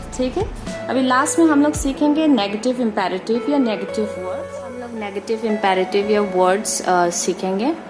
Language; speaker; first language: Hindi; non-native, local second language; Manipuri